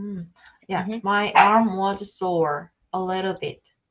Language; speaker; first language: English; non-native, learner; Korean